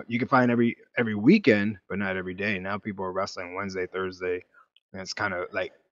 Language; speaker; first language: English; native; English